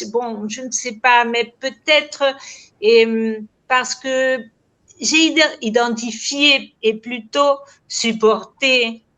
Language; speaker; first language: French; non-native, fluent; Spanish